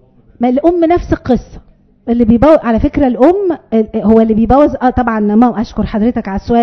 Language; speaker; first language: Arabic; native; Arabic